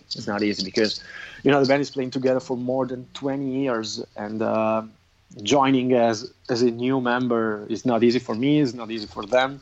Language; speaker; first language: English; non-native, fluent; Italian